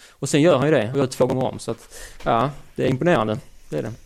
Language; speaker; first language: Swedish; native; Swedish